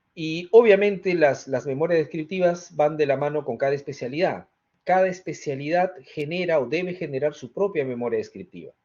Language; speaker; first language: Spanish; native; Spanish